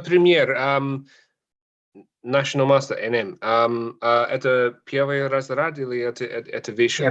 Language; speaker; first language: Russian; non-native, fluent; English